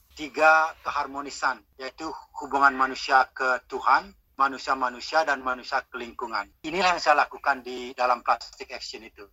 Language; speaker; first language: Indonesian; non-native, local second language; Balinese